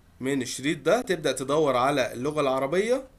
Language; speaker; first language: Arabic; native; Arabic